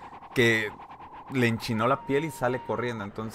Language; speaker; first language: Spanish; native; Spanish